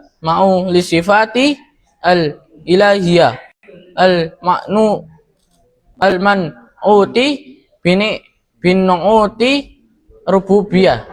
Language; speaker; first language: Arabic; non-native, fluent; Indonesian